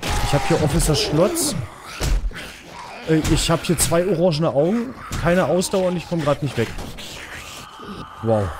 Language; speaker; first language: German; native; German